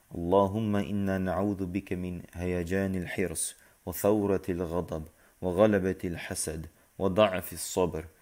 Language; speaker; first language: Arabic; non-native, fluent; Turkish